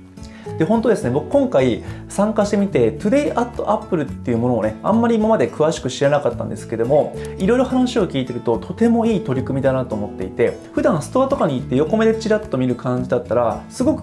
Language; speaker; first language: Japanese; native; Japanese